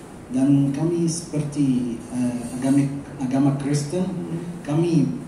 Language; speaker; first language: Indonesian; non-native, local second language; Arabic